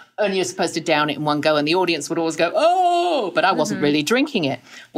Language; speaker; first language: English; native; English